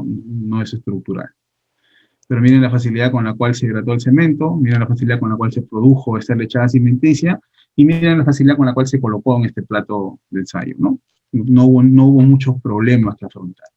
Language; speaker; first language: Spanish; native; Spanish